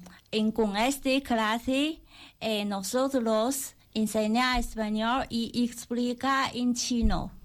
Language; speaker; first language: Spanish; non-native, learner; Chinese